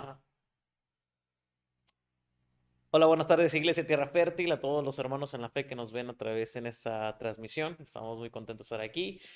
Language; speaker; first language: Spanish; native; Spanish